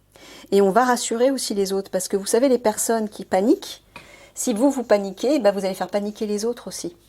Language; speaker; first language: French; native; French